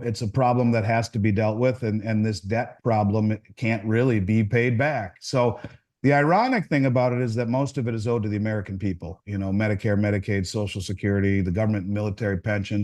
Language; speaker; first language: English; native; English